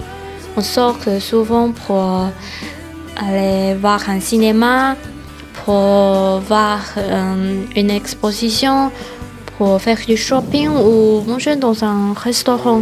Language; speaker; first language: French; non-native, learner; Chinese